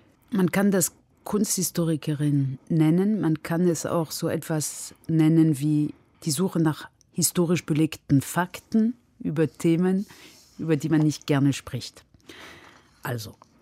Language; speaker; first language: German; non-native, fluent; French